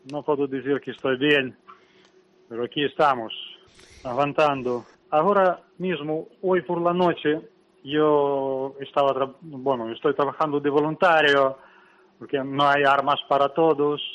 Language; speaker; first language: Spanish; non-native, learner; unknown